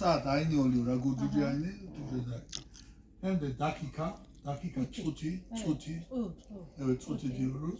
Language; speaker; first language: Turkish; non-native, learner; Georgian